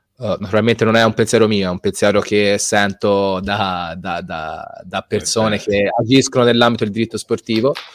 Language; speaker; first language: Italian; native; Italian